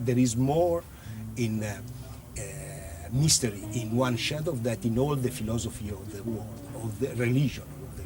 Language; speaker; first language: English; non-native, learner; Italian